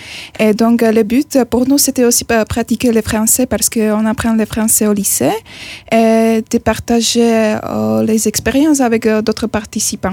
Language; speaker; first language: French; non-native, learner; Slovak